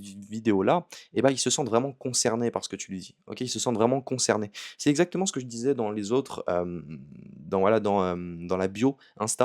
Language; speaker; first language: French; native; French